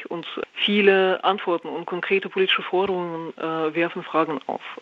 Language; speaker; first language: German; non-native, fluent; Russian